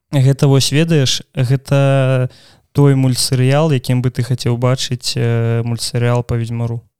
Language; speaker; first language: Belarusian; non-native, local second language; Russian